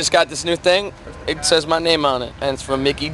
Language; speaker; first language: English; native; English